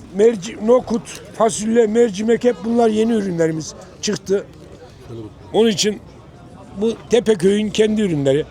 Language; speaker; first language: Turkish; native; Turkish